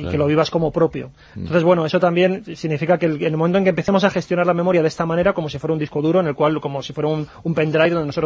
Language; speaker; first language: Spanish; native; Spanish